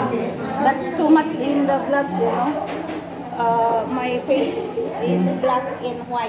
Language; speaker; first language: English; non-native, learner; Filipino